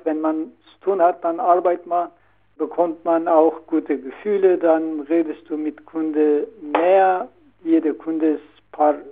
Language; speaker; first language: German; non-native, learner; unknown